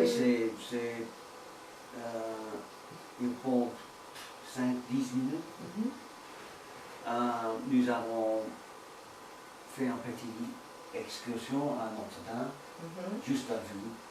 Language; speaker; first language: French; non-native, learner; English